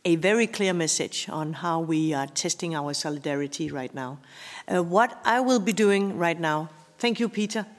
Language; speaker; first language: English; non-native, fluent; Danish